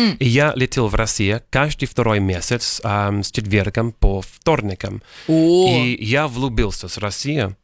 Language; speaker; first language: Russian; non-native, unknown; English